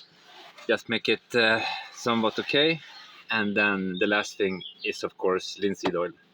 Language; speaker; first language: English; non-native, fluent; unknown